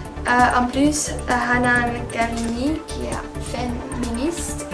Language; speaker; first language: French; non-native, learner; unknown